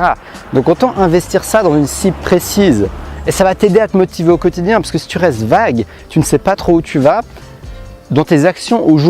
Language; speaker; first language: French; native; French